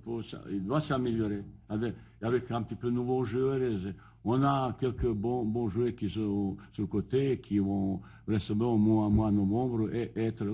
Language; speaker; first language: French; non-native, learner; Bosnian